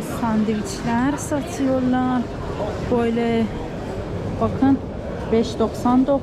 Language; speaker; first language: Turkish; non-native, learner; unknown